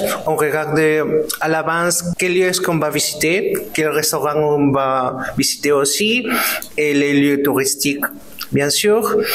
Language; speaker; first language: French; non-native, fluent; Spanish